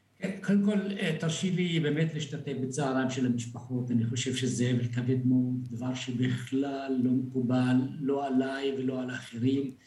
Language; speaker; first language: Hebrew; non-native, local second language; Arabic